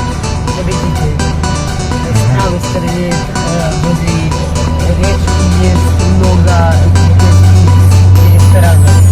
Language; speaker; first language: Russian; non-native, fluent; Serbian